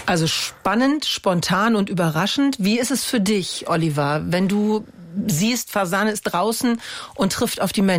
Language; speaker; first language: German; native; German